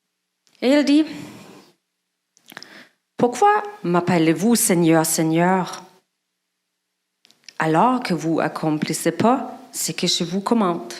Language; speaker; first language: French; non-native, fluent; German